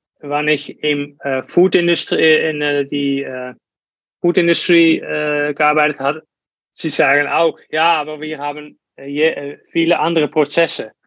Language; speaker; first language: German; non-native, learner; Dutch